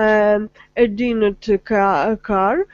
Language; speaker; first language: English; non-native, learner; Russian